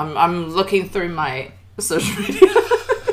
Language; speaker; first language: English; native; English